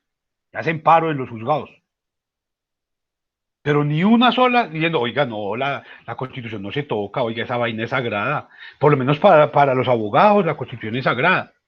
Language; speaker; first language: Spanish; native; Spanish